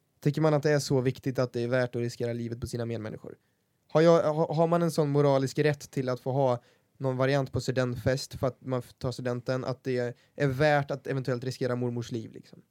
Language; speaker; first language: Swedish; native; Swedish